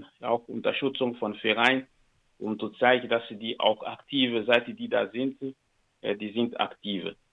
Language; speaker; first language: German; non-native, learner; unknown